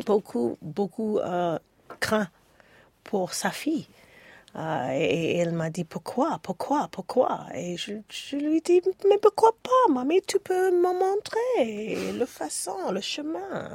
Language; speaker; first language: French; non-native, learner; English